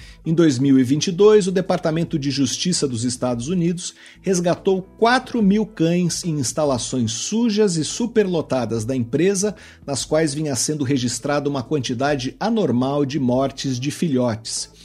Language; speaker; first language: Portuguese; native; Portuguese